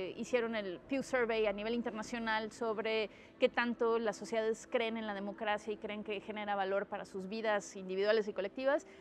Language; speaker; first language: Spanish; native; Spanish